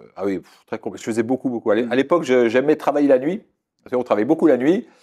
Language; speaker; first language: French; native; French